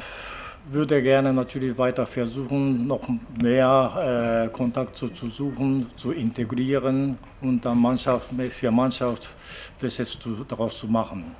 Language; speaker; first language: German; non-native, fluent; Japanese